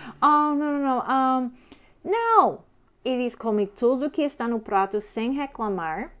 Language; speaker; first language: Portuguese; non-native, learner; English